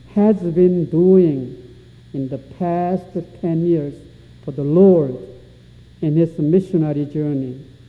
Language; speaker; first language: English; non-native, fluent; Korean